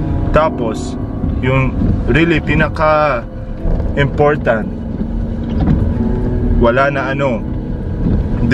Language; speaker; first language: Filipino; non-native, learner; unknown